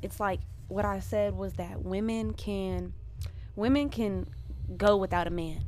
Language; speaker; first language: English; native; English